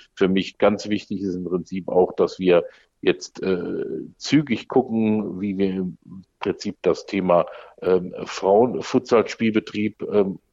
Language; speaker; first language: German; native; German